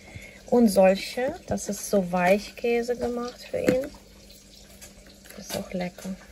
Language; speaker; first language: German; non-native, fluent; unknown